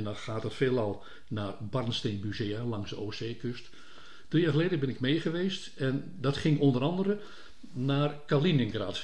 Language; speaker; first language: Dutch; native; Dutch